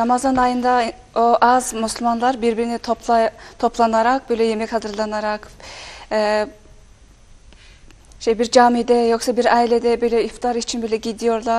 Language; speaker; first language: Turkish; non-native, fluent; Mongolian